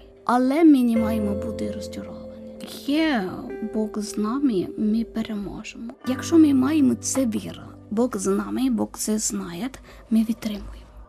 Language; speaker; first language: Ukrainian; non-native, learner; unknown